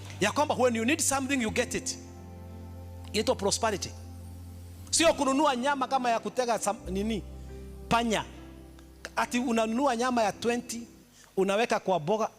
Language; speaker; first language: Swahili; non-native, local second language; Kikuyu